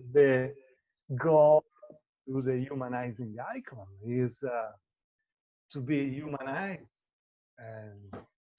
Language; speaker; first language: English; non-native, learner; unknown